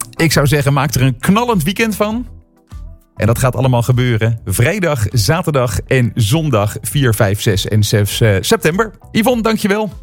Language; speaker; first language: Dutch; native; Dutch